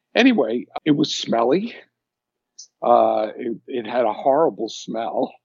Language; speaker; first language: English; native; English